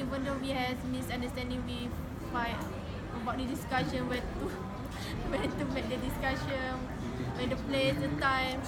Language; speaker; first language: English; non-native, local second language; Malay